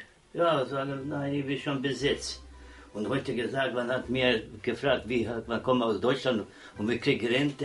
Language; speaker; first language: German; non-native, learner; Croatian